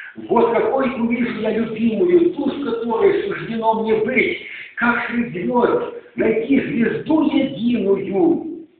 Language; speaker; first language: Russian; non-native, local second language; Ukrainian